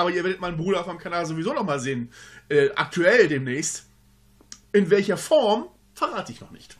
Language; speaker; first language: German; native; German